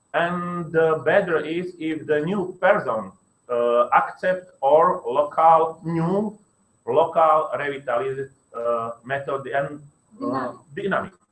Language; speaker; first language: English; non-native, learner; Slovak